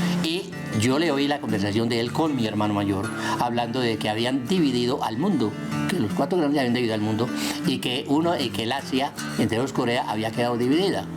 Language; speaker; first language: Spanish; native; Spanish